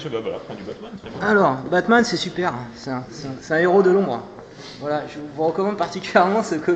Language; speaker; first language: French; native; French